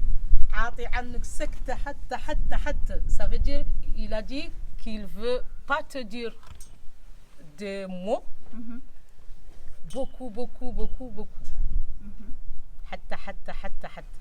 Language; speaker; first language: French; non-native, local second language; Arabic